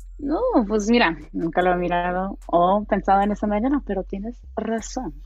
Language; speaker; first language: Spanish; early bilingual, heritage; Spanish